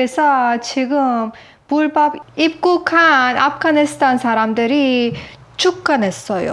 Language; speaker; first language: Korean; non-native, learner; Persian